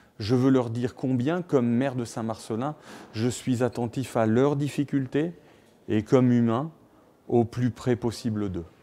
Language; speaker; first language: French; native; French